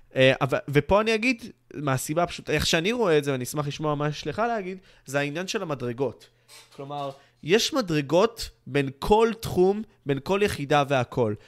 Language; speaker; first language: Hebrew; native; Hebrew